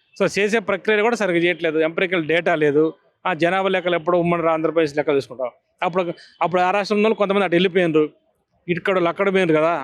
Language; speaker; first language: Telugu; native; Telugu